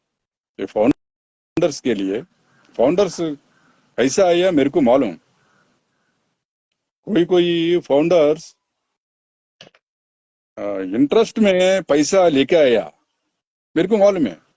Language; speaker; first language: Hindi; non-native, local second language; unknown